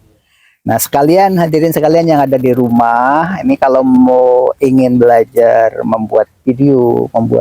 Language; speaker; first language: Indonesian; native; Indonesian